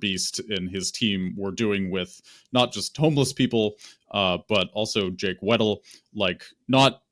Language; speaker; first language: English; native; English